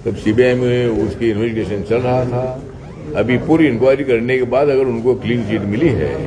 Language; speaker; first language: Hindi; non-native, local second language; Marathi